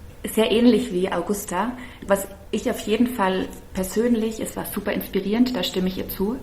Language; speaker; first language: German; native; German